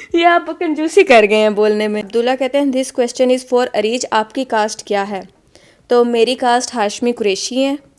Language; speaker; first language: Urdu; native; Urdu